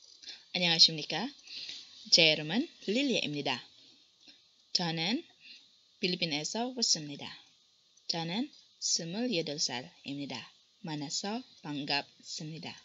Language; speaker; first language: Korean; non-native, learner; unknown